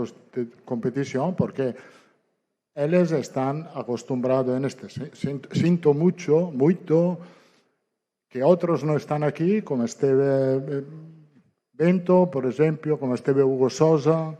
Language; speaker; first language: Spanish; non-native, fluent; Italian